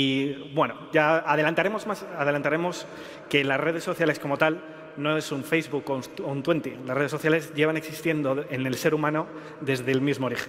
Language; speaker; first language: Spanish; native; Spanish